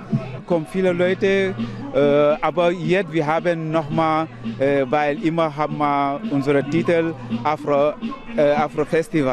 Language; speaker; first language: German; non-native, learner; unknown